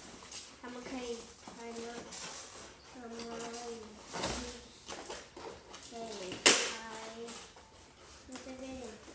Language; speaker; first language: Chinese; early bilingual, heritage; Chinese